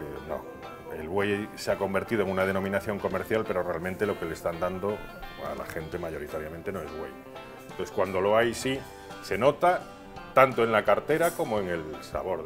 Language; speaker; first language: Spanish; native; Spanish